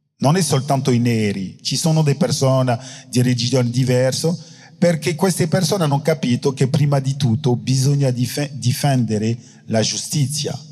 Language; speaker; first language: Italian; non-native, fluent; French